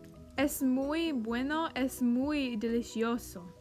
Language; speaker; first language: Spanish; non-native, learner; English